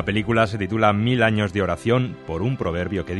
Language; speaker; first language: Spanish; native; Spanish